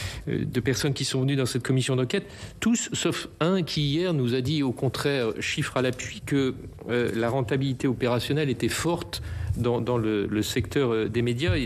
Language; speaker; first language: French; native; French